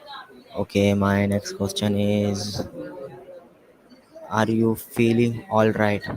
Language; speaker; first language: English; non-native, learner; Hindi